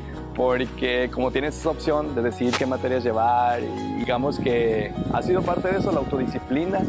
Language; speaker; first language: Spanish; native; Spanish